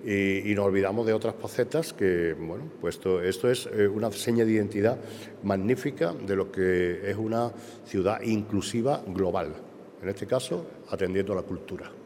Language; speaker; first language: Spanish; native; Spanish